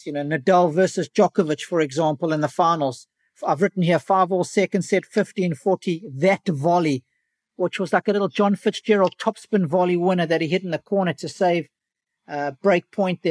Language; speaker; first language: English; native; English